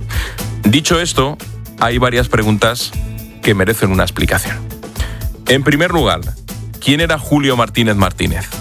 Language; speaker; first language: Spanish; native; Spanish